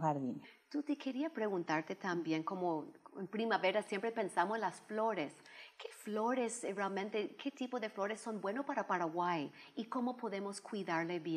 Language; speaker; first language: Spanish; non-native, fluent; English